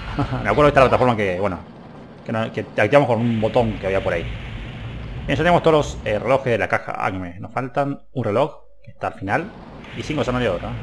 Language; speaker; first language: Spanish; native; Spanish